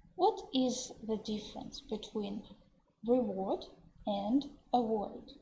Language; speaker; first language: English; non-native, fluent; Russian